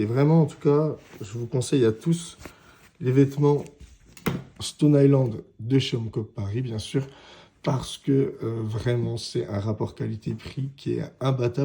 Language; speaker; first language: French; native; French